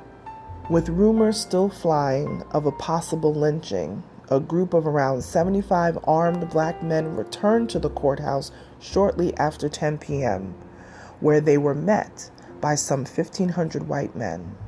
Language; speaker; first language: English; native; English